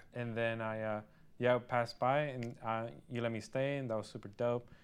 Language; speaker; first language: English; early bilingual, other home language; Spanish